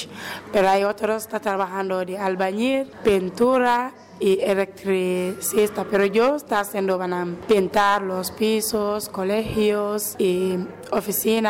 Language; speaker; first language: Spanish; non-native, learner; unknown